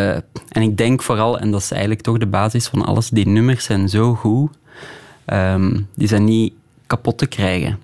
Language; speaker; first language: Dutch; native; Dutch